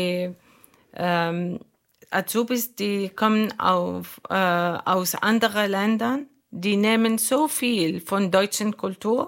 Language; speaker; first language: German; non-native, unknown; Arabic